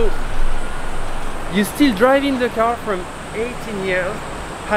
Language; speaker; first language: English; non-native, learner; French